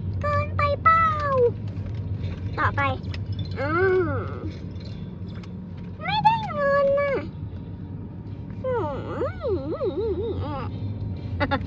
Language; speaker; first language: Thai; native; Thai